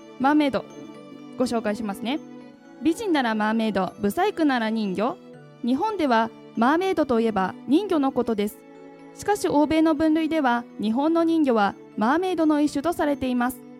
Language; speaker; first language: Japanese; native; Japanese